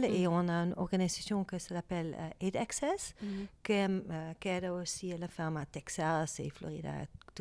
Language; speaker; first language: French; non-native, learner; Dutch